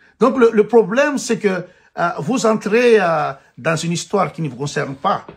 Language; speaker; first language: French; non-native, local second language; Malagasy